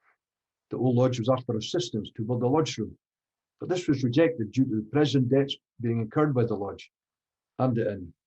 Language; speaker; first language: English; native; English